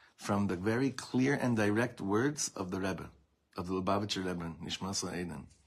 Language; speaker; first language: English; native; English